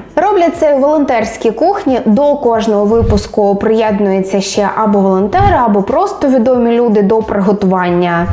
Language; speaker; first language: Ukrainian; native; Ukrainian